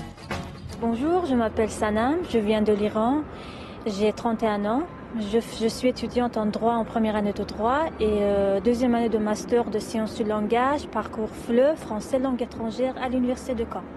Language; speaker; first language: French; non-native, learner; Persian